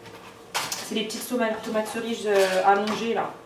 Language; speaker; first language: French; native; French